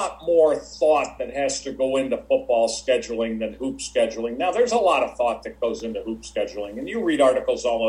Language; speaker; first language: English; native; English